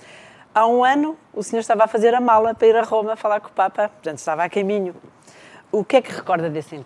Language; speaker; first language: Portuguese; native; Portuguese